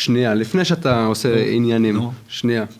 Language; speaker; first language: Hebrew; native; Hebrew